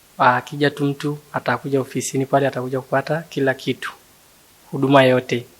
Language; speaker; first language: Swahili; non-native, local second language; Masai